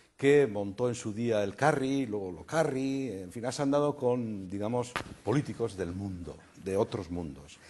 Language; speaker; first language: Spanish; non-native, local second language; Basque